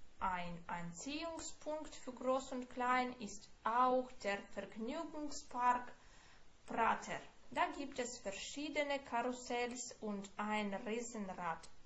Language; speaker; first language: German; non-native, fluent; Ukrainian